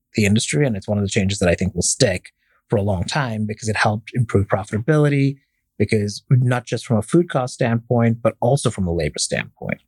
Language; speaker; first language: English; non-native, fluent; Arabic